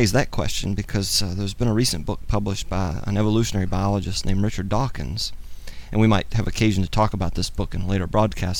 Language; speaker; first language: English; native; English